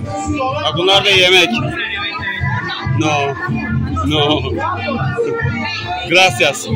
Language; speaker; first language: Spanish; non-native, learner; Turkish